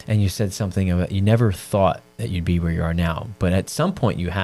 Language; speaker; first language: English; native; English